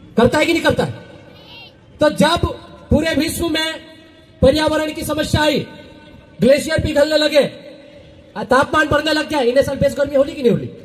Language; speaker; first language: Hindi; non-native, local second language; Bhili